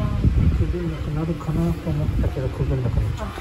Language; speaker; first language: Japanese; native; Japanese